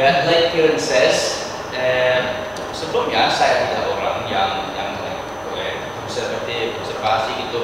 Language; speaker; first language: Indonesian; non-native, learner; English